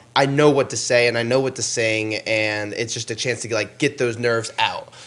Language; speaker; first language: English; native; English